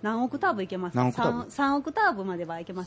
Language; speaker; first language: Japanese; native; Japanese